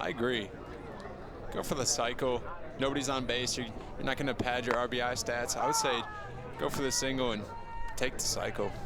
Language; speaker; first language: English; native; English